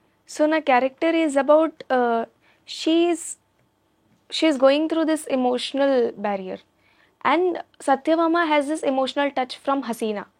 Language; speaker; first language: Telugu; non-native, learner; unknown